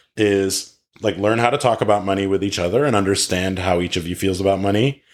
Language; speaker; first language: English; native; English